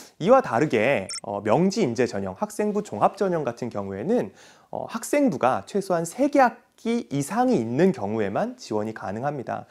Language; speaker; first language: Korean; native; Korean